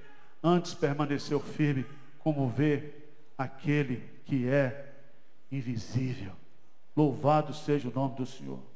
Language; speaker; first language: Portuguese; native; Portuguese